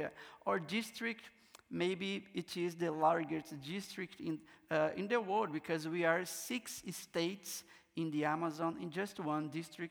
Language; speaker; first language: English; non-native, learner; Portuguese